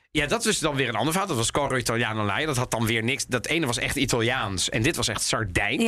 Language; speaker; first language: Dutch; early bilingual, other home language; Italian